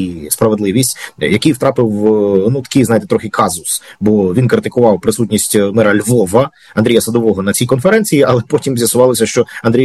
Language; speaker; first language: Ukrainian; native; Ukrainian